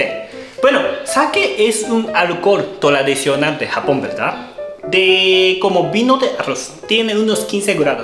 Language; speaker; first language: Spanish; non-native, learner; Japanese